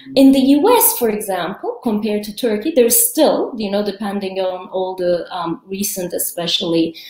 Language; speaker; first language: English; early bilingual, other home language; Kurdish